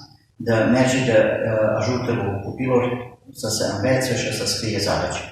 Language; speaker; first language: Romanian; early bilingual, heritage; Romanian